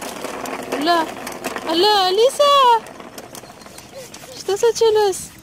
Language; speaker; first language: Russian; non-native, learner; Filipino